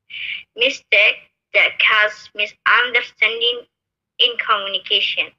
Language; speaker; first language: English; non-native, learner; Indonesian